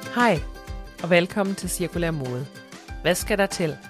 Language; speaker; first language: Danish; non-native, fluent; German